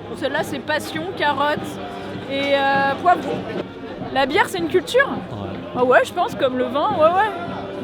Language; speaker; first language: French; native; French